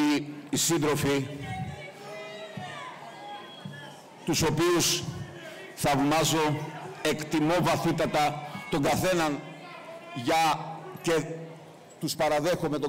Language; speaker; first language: Greek; native; Greek